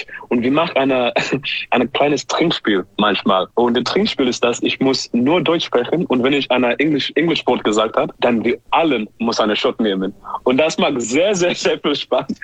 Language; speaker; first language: German; non-native, learner; English